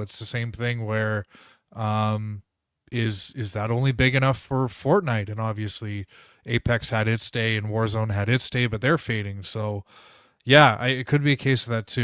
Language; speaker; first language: English; native; English